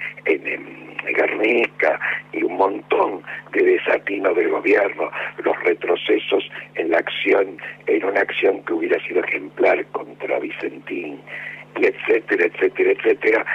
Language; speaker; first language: Spanish; native; Spanish